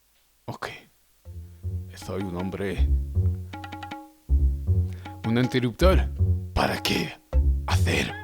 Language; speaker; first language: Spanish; non-native, learner; French